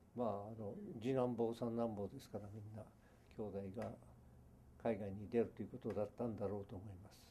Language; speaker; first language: Japanese; early bilingual, heritage; Japanese